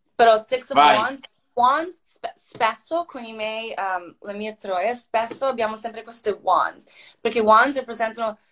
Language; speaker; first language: Italian; non-native, fluent; Croatian